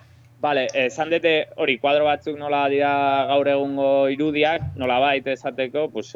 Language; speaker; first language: Basque; non-native, local second language; Spanish